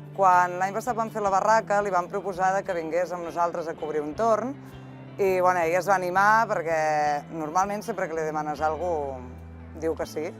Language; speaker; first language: Catalan; native; Catalan